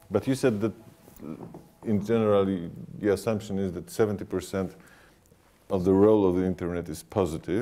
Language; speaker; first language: English; non-native, fluent; Polish